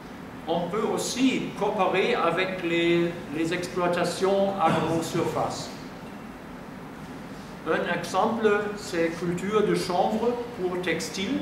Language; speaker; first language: French; non-native, fluent; German